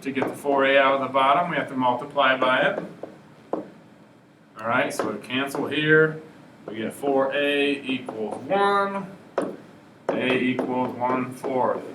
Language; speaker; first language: English; native; English